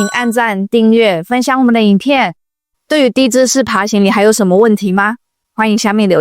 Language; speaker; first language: Chinese; native; Chinese